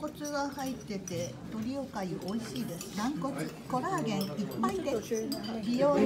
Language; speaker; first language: Japanese; native; Japanese